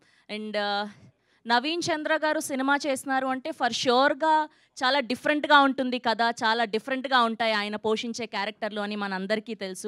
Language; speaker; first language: Telugu; native; Telugu